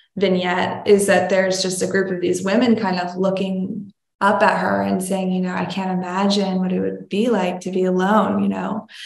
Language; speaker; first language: English; native; English